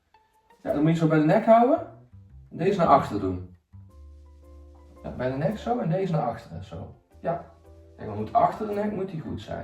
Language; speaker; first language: Dutch; native; Dutch